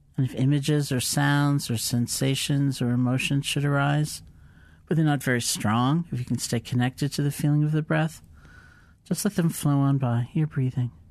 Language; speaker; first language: English; native; English